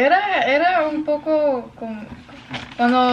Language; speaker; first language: Spanish; early bilingual, other home language; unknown